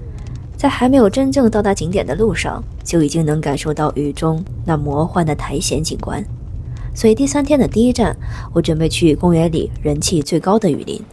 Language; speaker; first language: Chinese; native; Chinese